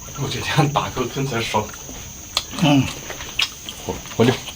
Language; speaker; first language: Chinese; native; Chinese